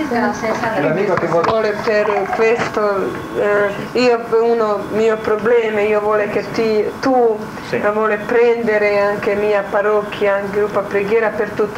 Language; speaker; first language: Italian; non-native, learner; Croatian